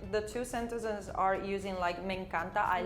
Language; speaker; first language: English; non-native, fluent; Spanish